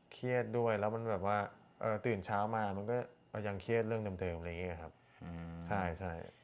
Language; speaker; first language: Thai; early bilingual, other home language; Korean